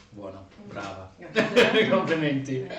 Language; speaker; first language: Italian; non-native, learner; English